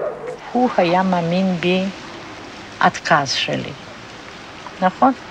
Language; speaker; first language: Hebrew; non-native, fluent; Polish